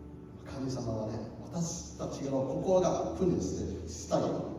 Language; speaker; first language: Japanese; non-native, learner; Cantonese